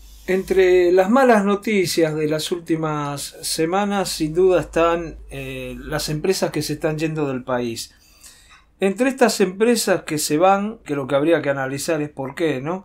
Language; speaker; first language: Spanish; native; Spanish